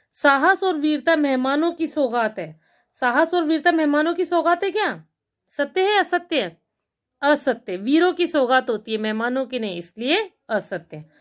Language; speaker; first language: Hindi; native; Hindi